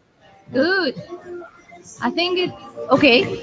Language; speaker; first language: English; non-native, fluent; Greek